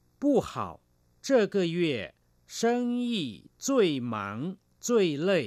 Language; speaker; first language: Chinese; non-native, learner; Thai